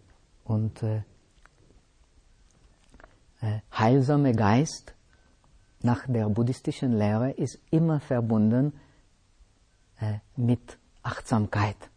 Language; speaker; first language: German; non-native, fluent; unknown